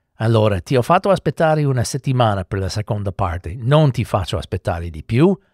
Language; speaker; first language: Italian; non-native, fluent; English